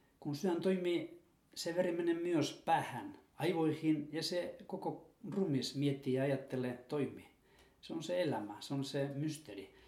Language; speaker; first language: Finnish; non-native, fluent; Spanish